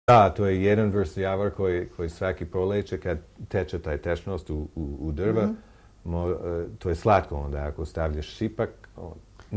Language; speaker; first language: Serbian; non-native, learner; English